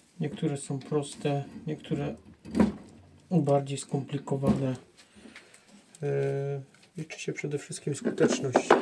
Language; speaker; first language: Polish; native; Polish